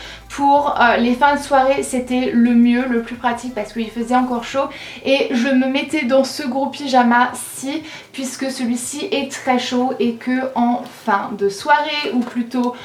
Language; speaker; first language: French; native; French